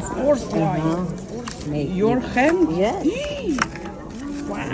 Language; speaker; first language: English; non-native, learner; Ukrainian